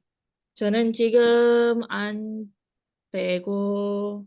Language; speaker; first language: Korean; non-native, learner; Malay